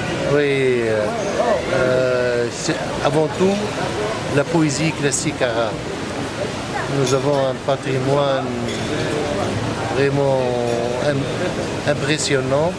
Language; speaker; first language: French; non-native, local second language; Arabic